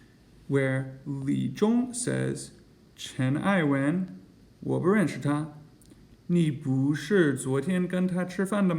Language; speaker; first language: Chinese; non-native, fluent; English